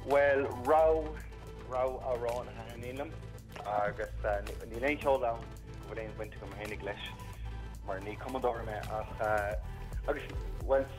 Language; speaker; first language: Irish; native; Irish